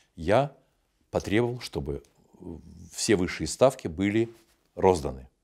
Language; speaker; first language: Russian; native; Russian